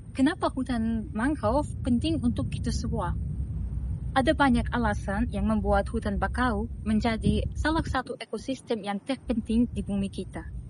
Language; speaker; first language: Indonesian; non-native, fluent; Russian